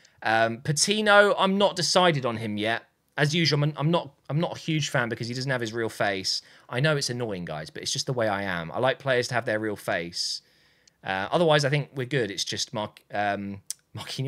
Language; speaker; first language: English; native; English